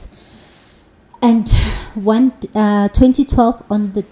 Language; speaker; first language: English; non-native, local second language; Zulu